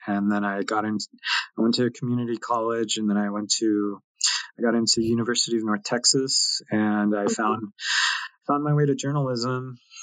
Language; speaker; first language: English; native; English